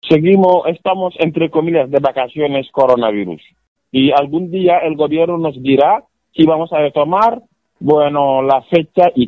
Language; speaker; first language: Spanish; non-native, fluent; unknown